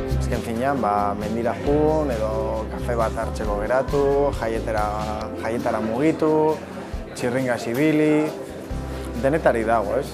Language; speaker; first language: Basque; non-native, local second language; Spanish